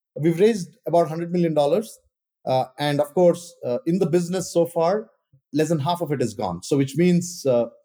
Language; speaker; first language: English; non-native, local second language; Kannada